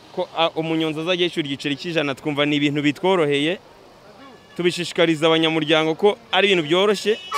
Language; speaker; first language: Kinyarwanda; native; Kinyarwanda